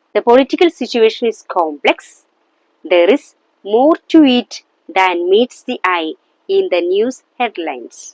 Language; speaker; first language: English; non-native, local second language; Malayalam